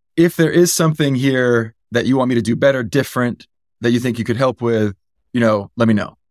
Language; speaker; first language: English; native; English